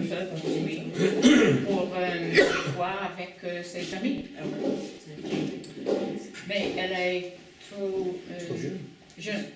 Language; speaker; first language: French; non-native, learner; English